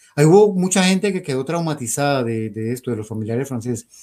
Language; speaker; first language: Spanish; native; Spanish